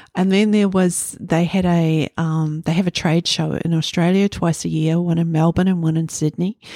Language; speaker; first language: English; native; English